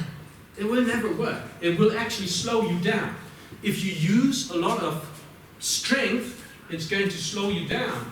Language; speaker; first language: English; non-native, fluent; German